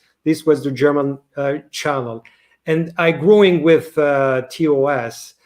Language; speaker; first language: English; non-native, learner; French